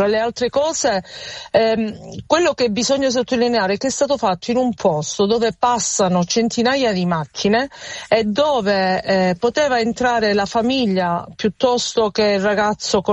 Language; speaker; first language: Italian; native; Italian